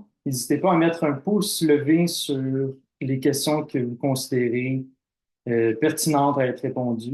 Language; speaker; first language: French; native; French